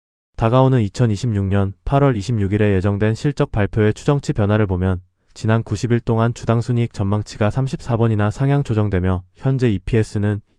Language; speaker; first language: Korean; native; Korean